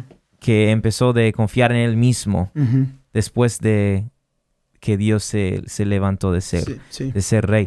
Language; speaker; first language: Spanish; non-native, fluent; English